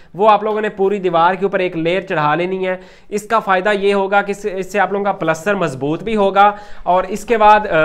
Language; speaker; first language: Urdu; non-native, local second language; Punjabi